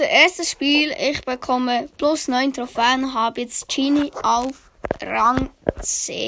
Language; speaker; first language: German; native; German